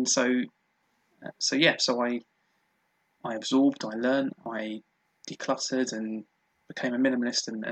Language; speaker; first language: English; native; English